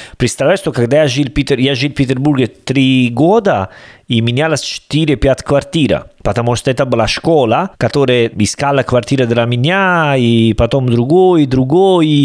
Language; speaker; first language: Russian; non-native, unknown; Italian